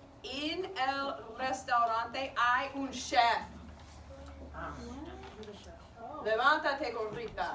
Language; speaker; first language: Spanish; non-native, learner; English